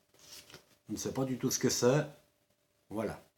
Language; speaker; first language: French; native; French